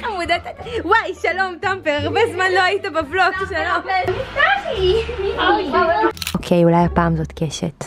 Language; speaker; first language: Hebrew; native; Hebrew